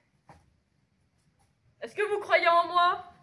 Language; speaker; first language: French; native; French